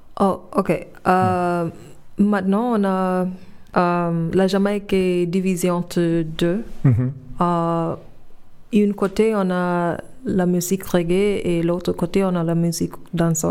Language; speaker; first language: French; non-native, fluent; English